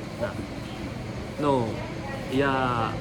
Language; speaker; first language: Russian; non-native, learner; Indonesian